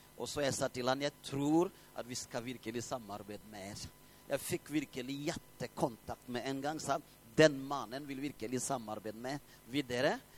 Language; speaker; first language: Norwegian; non-native, fluent; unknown